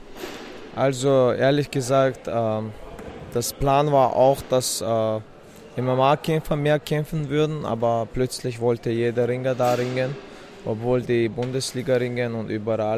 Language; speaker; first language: German; non-native, fluent; Chechen